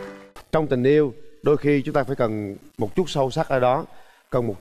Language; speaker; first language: Vietnamese; native; Vietnamese